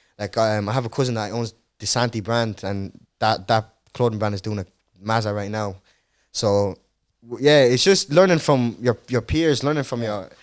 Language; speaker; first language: English; early bilingual, other home language; Dutch